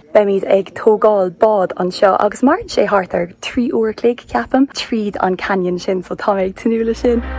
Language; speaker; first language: Irish; non-native, local second language; English